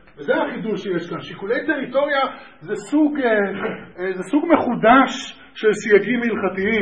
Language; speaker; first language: Hebrew; native; Hebrew